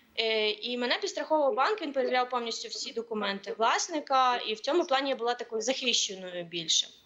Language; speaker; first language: Ukrainian; native; Ukrainian